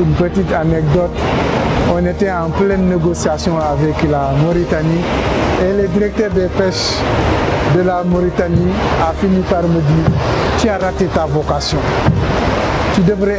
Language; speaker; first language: French; non-native, local second language; Wolof